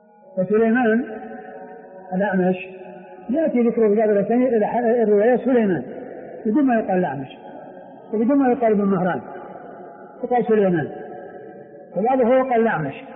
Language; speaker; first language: Arabic; native; Arabic